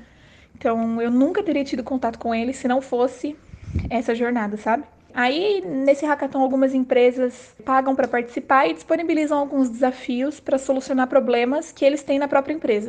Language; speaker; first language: Portuguese; native; Portuguese